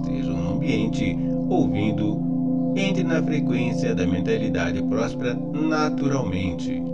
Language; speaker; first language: Portuguese; native; Portuguese